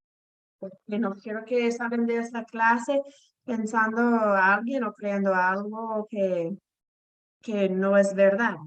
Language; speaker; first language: Spanish; non-native, fluent; English